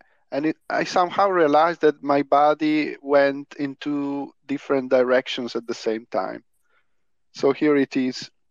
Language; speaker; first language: English; non-native, fluent; Italian